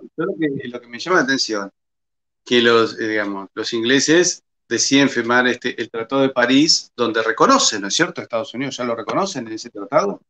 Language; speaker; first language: Spanish; native; Spanish